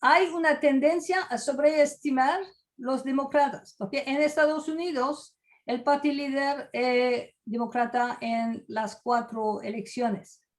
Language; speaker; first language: Spanish; non-native, fluent; French